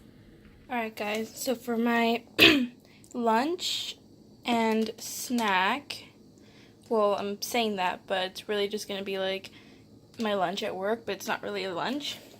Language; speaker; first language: English; native; English